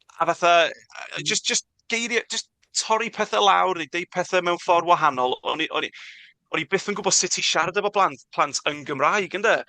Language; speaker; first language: Welsh; non-native, local second language; English